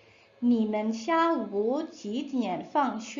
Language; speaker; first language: Chinese; non-native, fluent; English